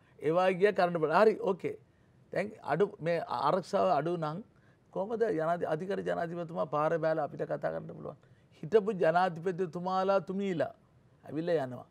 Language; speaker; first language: Sinhala; non-native, local second language; Tamil